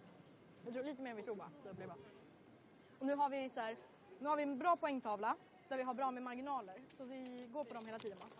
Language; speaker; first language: Swedish; native; Swedish